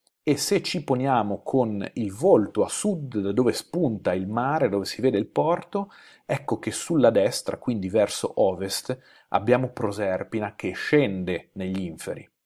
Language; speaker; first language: Italian; native; Italian